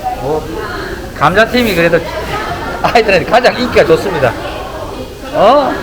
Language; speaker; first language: Korean; native; Korean